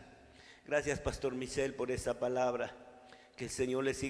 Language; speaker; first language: Spanish; native; Spanish